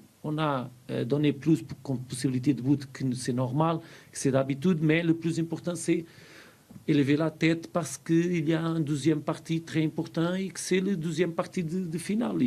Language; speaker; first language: French; non-native, fluent; Portuguese